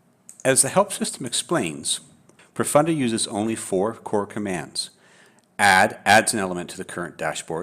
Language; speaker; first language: English; native; English